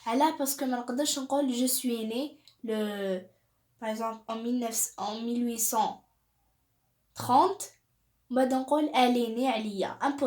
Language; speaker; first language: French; non-native, local second language; Arabic